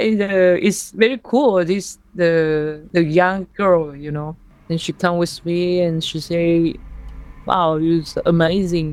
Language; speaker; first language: English; non-native, learner; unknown